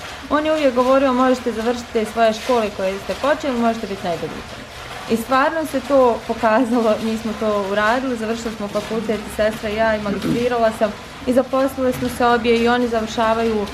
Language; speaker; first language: Bosnian; native; Bosnian